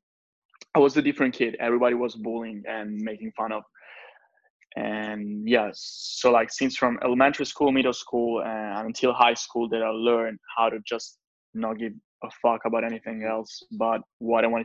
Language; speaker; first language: English; non-native, fluent; Italian